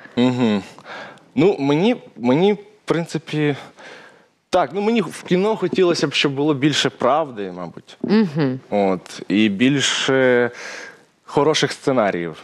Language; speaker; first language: Ukrainian; native; Ukrainian